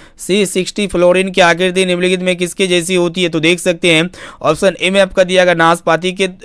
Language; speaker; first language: Hindi; native; Hindi